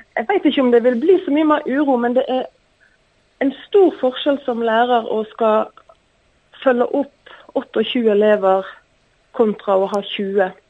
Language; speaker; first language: Norwegian; native; Norwegian